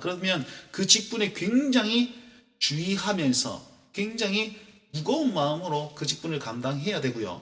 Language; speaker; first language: Korean; native; Korean